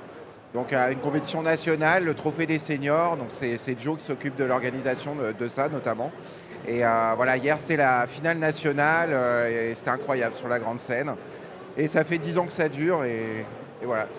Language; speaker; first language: French; native; French